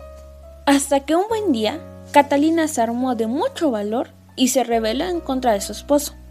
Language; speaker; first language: Spanish; native; Spanish